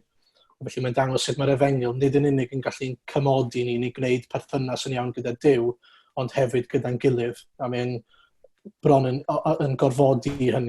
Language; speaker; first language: Welsh; native; Welsh